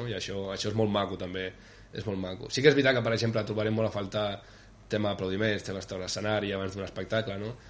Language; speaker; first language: Catalan; native; Catalan